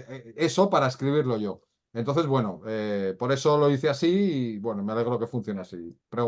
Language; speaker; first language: Spanish; native; Spanish